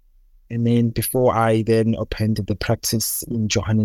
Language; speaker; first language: English; non-native, local second language; Zulu